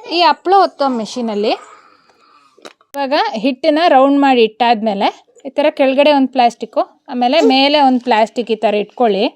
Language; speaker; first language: Kannada; non-native, local second language; Tulu